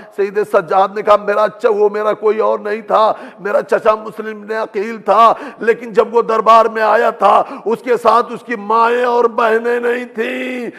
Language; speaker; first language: Urdu; native; Urdu